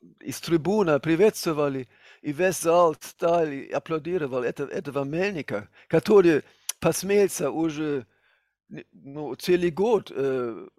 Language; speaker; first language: Russian; non-native, fluent; German